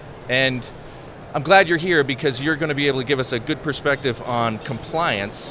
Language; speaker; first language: English; native; English